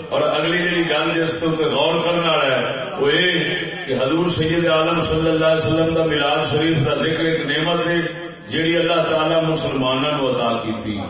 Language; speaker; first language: Urdu; non-native, local second language; Punjabi